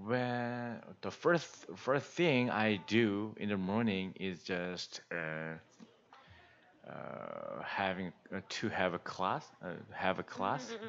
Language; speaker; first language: English; non-native, learner; Korean